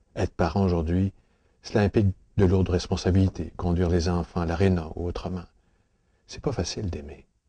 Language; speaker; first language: French; native; French